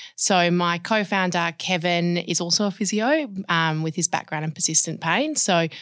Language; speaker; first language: English; native; English